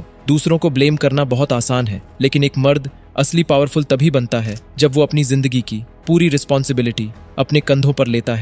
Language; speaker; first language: Hindi; native; Hindi